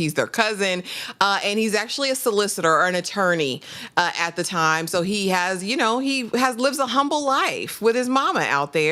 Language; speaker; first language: English; native; English